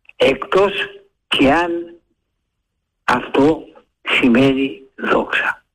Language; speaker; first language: Greek; native; Greek